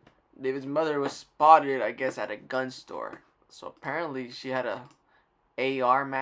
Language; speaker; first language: English; native; English